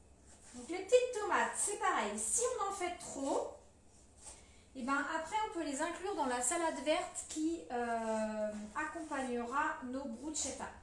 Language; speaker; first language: French; native; French